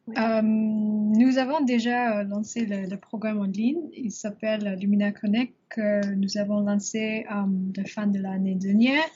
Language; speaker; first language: French; non-native, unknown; English